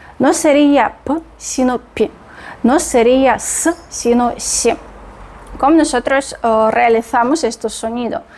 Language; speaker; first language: Spanish; non-native, fluent; Russian